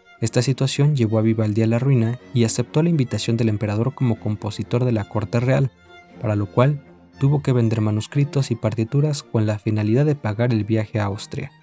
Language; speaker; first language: Spanish; native; Spanish